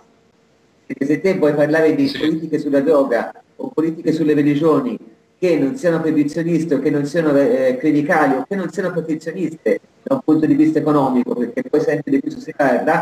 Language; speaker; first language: Italian; native; Italian